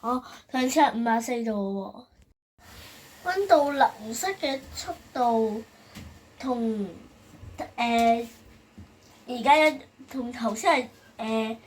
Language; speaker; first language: Cantonese; native; Cantonese